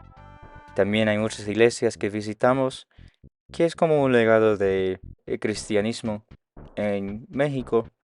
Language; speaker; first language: Spanish; non-native, learner; English